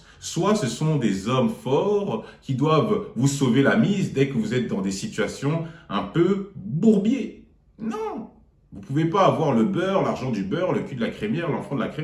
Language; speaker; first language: French; native; French